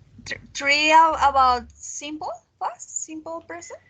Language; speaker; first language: English; non-native, learner; Spanish